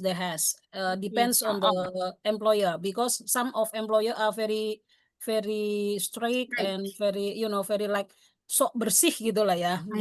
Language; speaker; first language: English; non-native, learner; Indonesian